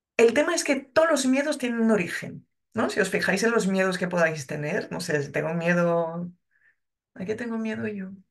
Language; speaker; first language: Spanish; non-native, fluent; French